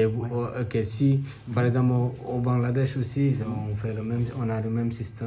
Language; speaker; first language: French; non-native, learner; Bangla